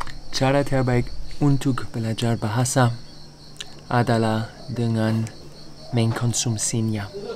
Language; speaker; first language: Indonesian; non-native, learner; German